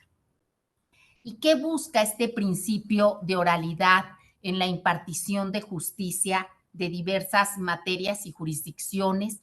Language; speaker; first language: Spanish; native; Spanish